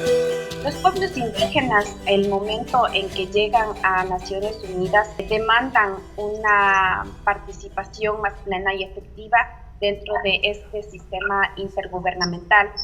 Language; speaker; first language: Spanish; non-native, local second language; Quechua